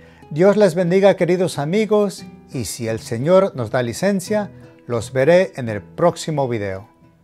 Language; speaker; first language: Spanish; early bilingual, heritage; Spanish